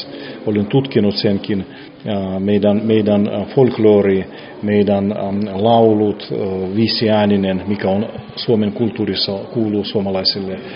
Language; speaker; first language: Finnish; non-native, fluent; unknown